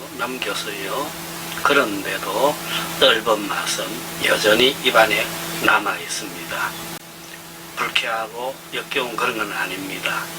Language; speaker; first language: Korean; native; Korean